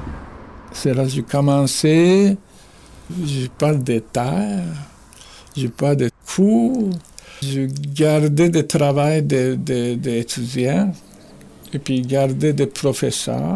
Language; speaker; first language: French; non-native, fluent; Japanese